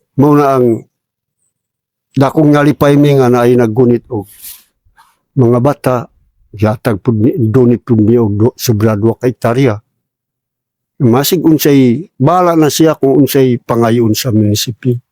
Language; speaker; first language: Cebuano; non-native, local second language; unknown